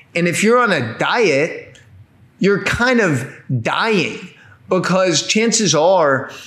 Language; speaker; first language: English; native; English